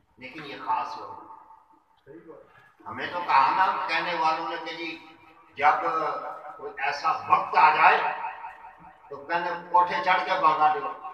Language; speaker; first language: Urdu; non-native, local second language; Punjabi